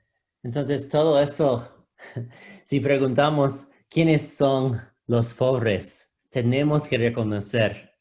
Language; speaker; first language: Spanish; non-native, fluent; English